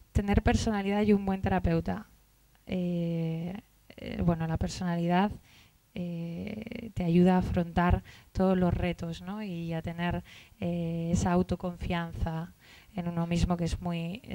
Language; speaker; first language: Spanish; native; Spanish